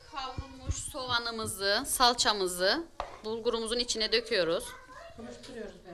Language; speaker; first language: Turkish; native; Turkish